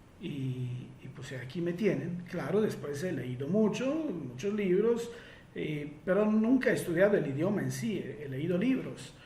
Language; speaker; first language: Spanish; non-native, fluent; Italian